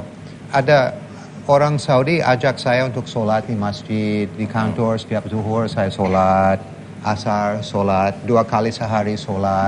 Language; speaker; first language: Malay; non-native, fluent; English